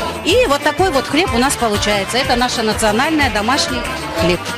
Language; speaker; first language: Russian; native; Russian